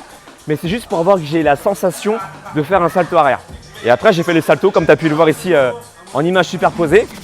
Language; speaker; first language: French; native; French